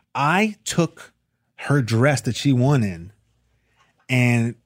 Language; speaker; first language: English; native; English